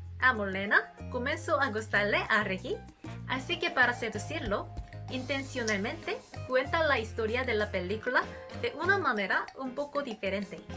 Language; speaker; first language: Spanish; non-native, learner; Korean